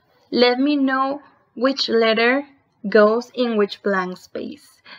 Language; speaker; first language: English; non-native, fluent; Spanish